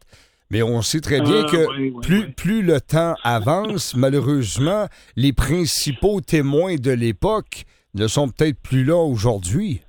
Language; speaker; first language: French; native; French